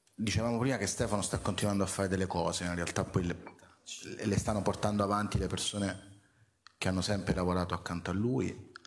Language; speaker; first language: Italian; native; Italian